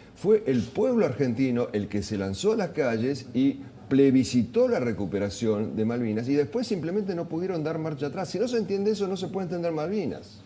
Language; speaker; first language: Spanish; native; Spanish